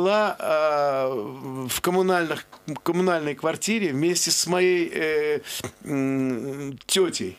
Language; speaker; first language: Russian; non-native, local second language; Azerbaijani